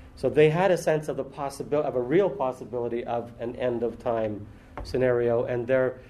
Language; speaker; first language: English; native; English